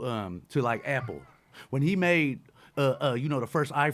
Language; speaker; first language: English; native; English